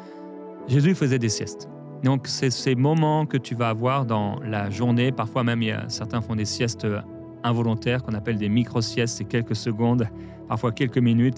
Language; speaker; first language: French; native; French